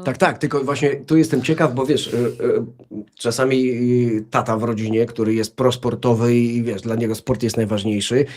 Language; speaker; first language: Polish; native; Polish